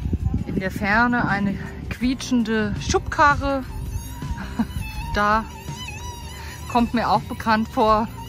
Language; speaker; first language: German; native; German